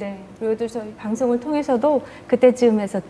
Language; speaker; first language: Korean; native; Korean